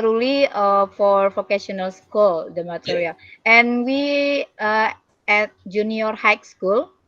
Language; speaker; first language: English; non-native, learner; Indonesian